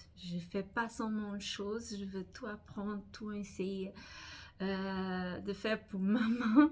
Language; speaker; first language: French; non-native, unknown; Portuguese